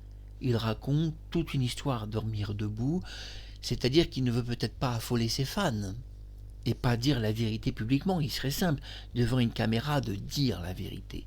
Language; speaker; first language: French; native; French